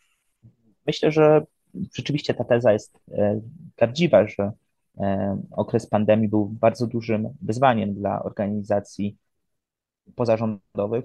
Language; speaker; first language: Polish; native; Polish